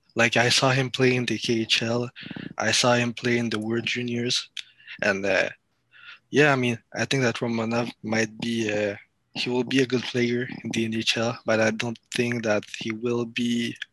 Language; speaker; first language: English; non-native, fluent; French